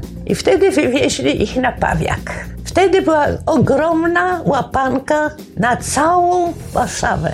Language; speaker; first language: Polish; native; Polish